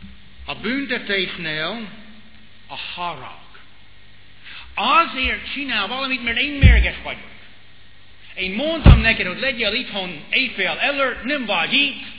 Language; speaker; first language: Hungarian; non-native, fluent; English